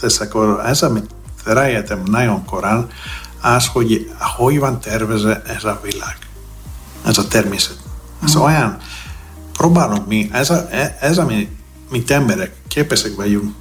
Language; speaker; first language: Hungarian; non-native, learner; Greek